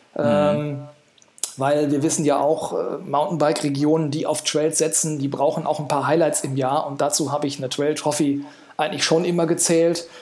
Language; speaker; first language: German; native; German